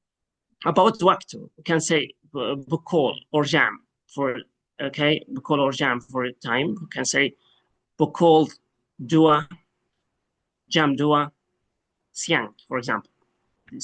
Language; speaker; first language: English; non-native, fluent; Arabic